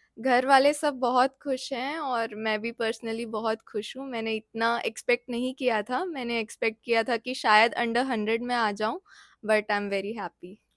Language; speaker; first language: Hindi; native; Hindi